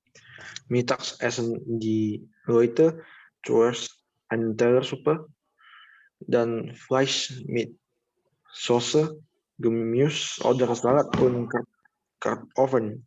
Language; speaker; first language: German; non-native, learner; Indonesian